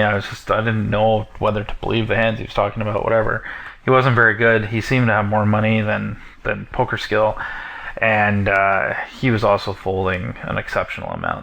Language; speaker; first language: English; native; English